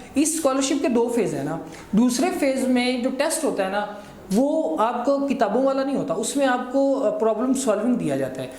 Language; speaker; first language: Hindi; non-native, local second language; Punjabi